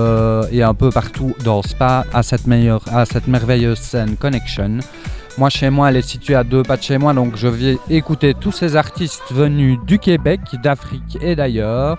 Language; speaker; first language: French; native; French